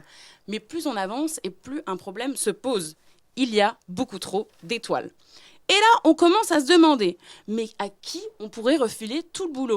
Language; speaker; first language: French; native; French